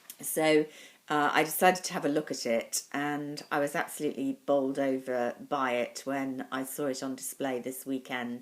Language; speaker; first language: English; native; English